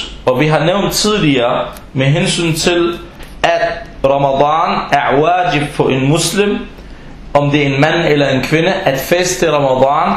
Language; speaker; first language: Danish; non-native, fluent; Arabic